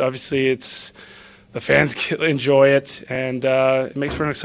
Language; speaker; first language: English; native; English